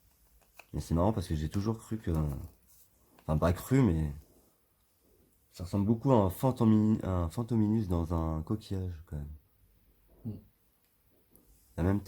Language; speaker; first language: French; native; French